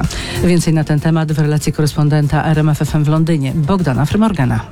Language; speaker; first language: Polish; native; Polish